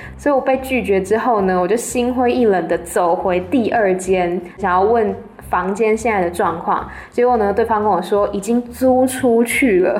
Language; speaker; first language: Chinese; native; Chinese